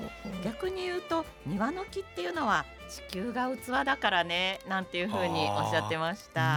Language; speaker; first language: Japanese; native; Japanese